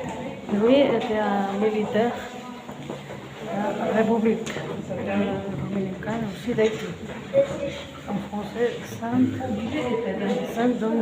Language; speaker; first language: French; non-native, local second language; Spanish